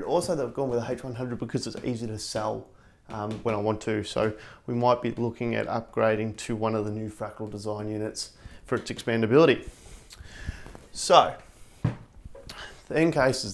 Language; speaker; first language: English; native; English